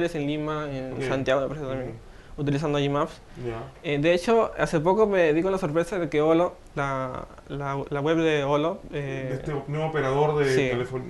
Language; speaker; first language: Spanish; native; Spanish